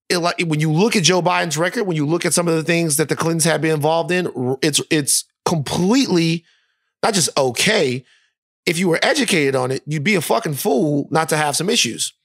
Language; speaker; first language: English; native; English